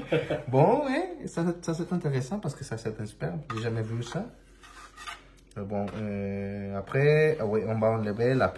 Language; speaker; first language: French; non-native, learner; Spanish